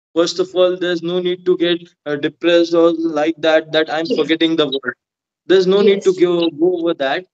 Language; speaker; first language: English; non-native, local second language; Hindi